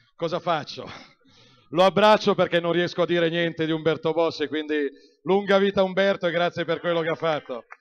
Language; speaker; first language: Italian; native; Italian